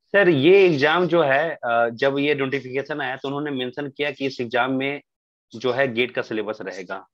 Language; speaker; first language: Hindi; native; Hindi